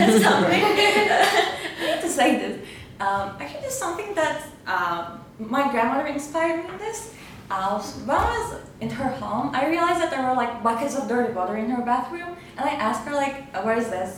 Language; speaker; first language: English; non-native, fluent; Turkish